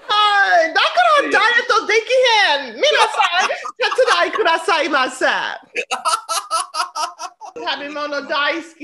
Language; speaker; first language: Japanese; non-native, learner; English